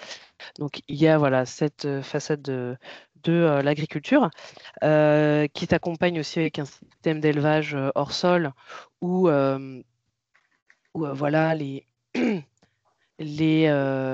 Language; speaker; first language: French; native; French